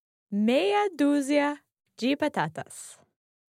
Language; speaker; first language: Portuguese; non-native, learner; English